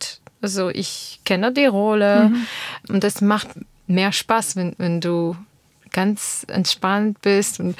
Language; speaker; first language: German; non-native, learner; Armenian